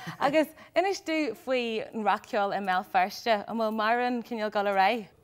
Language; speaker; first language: Irish; native; Irish